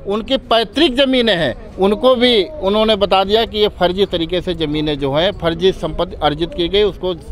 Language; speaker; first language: Hindi; native; Hindi